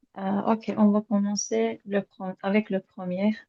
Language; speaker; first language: French; non-native, learner; Azerbaijani